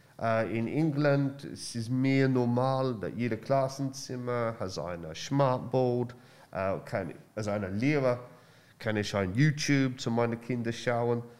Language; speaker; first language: German; non-native, learner; English